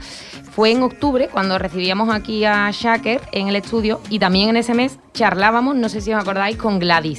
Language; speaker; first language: Spanish; native; Spanish